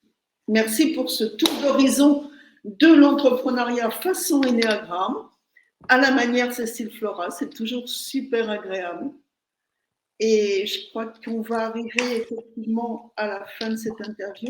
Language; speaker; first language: French; native; French